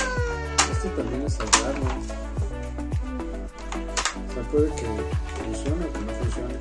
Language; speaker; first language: Spanish; native; Spanish